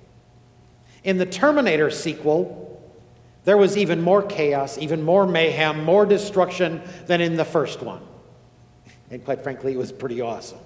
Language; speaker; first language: English; native; English